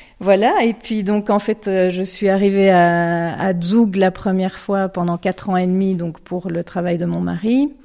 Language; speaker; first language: French; native; French